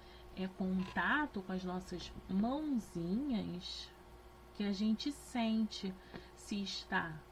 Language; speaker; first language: Portuguese; native; Portuguese